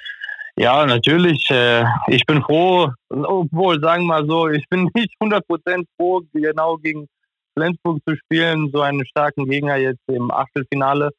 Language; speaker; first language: German; non-native, fluent; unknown